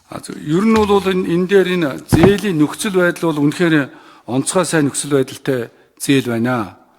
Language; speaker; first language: Mongolian; native; Mongolian